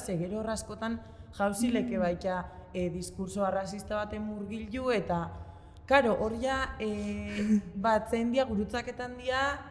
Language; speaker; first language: Basque; native; Basque